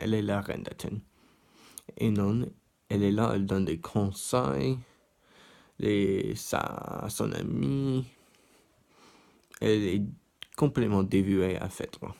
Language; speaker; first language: French; non-native, learner; English